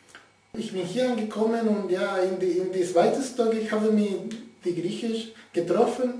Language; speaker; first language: German; non-native, learner; Spanish